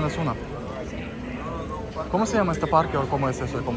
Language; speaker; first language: Spanish; non-native, learner; Russian